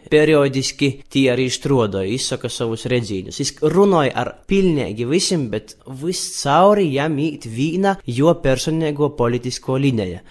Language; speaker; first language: Latvian; native; Latvian